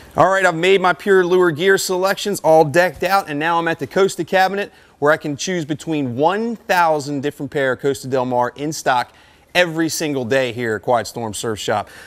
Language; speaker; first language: English; native; English